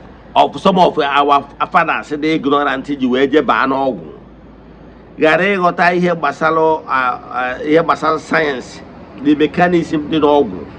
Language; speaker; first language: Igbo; native; Igbo